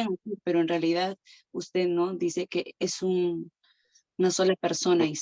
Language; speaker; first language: Spanish; native; Spanish